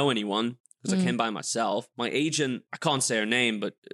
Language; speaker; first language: English; native; English